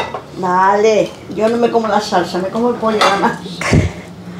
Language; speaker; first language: Spanish; native; Spanish